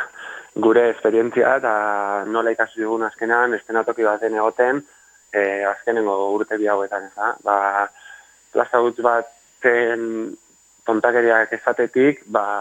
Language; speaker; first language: Basque; native; Basque